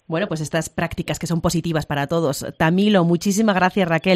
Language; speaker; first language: Spanish; native; Spanish